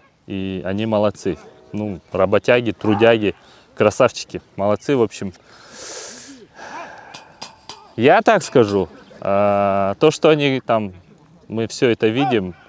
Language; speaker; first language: Russian; native; Russian